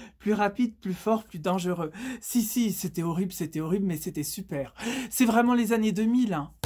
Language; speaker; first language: French; native; French